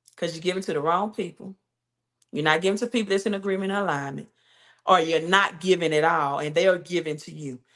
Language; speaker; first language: English; native; English